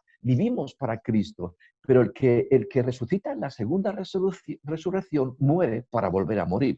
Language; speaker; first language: Spanish; native; Spanish